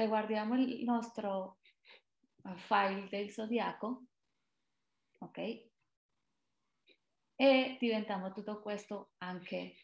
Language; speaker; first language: Italian; non-native, fluent; Spanish